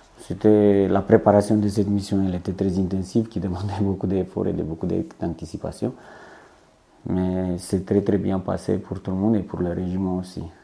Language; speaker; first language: French; non-native, fluent; Romanian